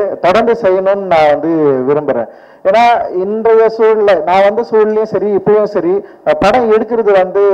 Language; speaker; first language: Tamil; native; Tamil